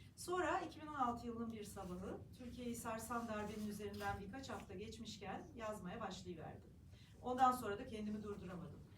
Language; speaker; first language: Turkish; native; Turkish